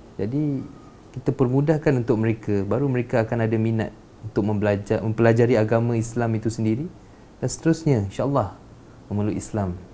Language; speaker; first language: Malay; non-native, local second language; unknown